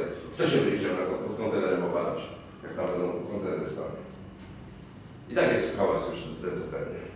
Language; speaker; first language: Polish; native; Polish